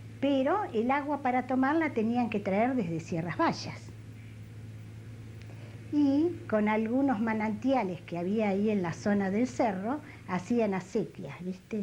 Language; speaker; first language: Spanish; native; Spanish